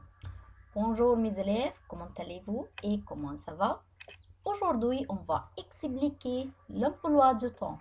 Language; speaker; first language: French; non-native, fluent; Arabic